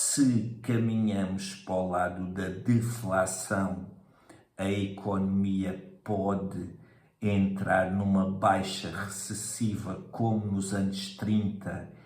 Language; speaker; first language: Portuguese; native; Portuguese